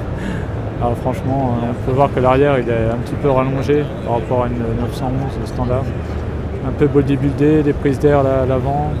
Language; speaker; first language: French; native; French